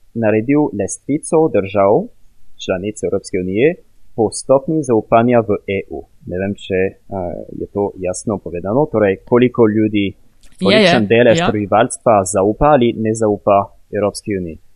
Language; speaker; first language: Slovenian; non-native, fluent; French